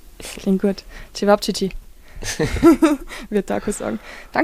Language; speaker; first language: German; native; German